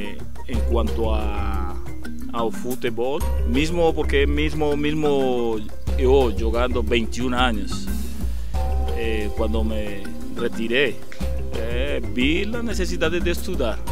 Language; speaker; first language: Portuguese; non-native, fluent; Spanish